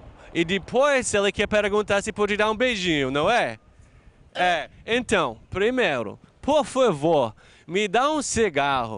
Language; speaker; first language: Portuguese; non-native, fluent; English